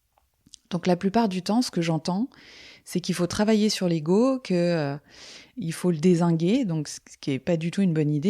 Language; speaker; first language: French; native; French